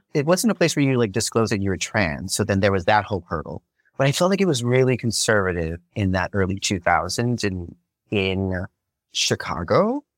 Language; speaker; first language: English; native; English